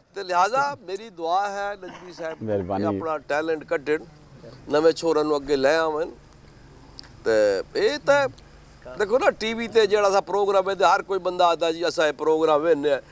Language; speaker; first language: Punjabi; non-native, local second language; Saraiki